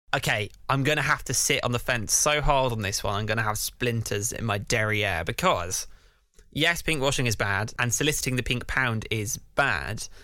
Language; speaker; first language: English; native; English